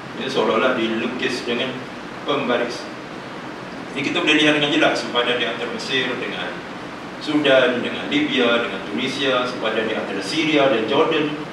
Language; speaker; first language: Malay; native; Malay